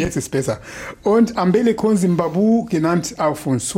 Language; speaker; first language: German; non-native, fluent; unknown